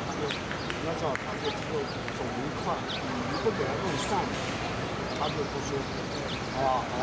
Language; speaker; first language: Chinese; native; Chinese